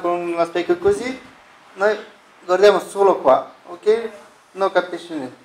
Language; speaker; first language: Italian; non-native, learner; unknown